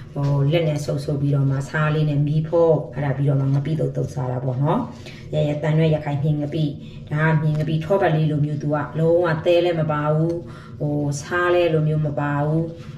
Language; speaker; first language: Burmese; native; Burmese